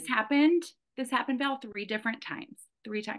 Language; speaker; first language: English; native; English